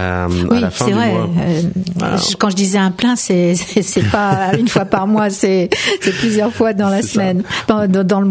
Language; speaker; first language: French; native; French